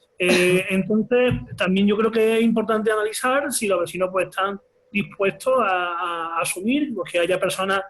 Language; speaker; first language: Spanish; native; Spanish